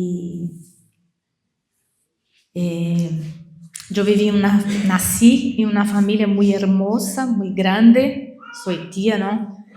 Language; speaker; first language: Spanish; non-native, learner; Portuguese